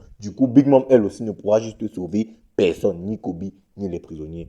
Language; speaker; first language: French; native; French